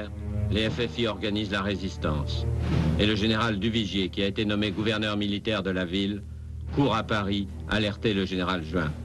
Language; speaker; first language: French; native; French